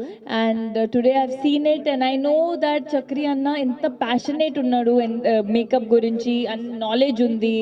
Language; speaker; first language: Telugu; non-native, fluent; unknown